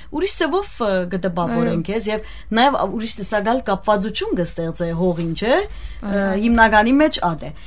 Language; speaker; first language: Armenian; early bilingual, heritage; Armenian